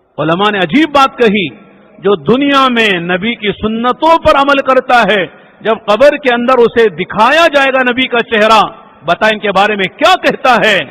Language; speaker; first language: Urdu; native; Urdu